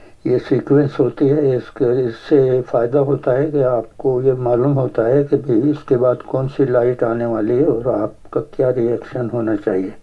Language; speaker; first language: Urdu; native; Urdu